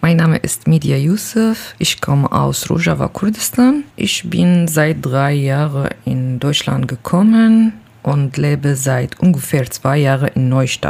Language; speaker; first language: German; non-native, learner; Kurdish